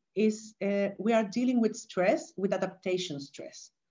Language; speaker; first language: English; non-native, fluent; Spanish